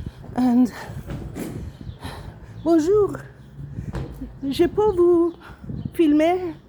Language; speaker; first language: French; non-native, learner; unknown